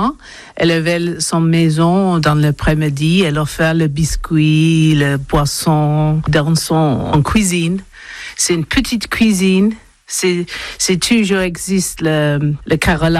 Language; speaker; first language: French; non-native, learner; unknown